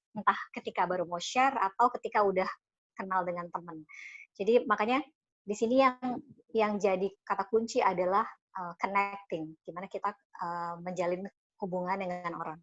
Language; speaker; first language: Indonesian; native; Indonesian